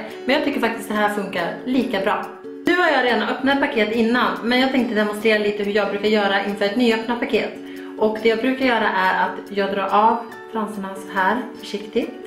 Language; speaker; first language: Swedish; native; Swedish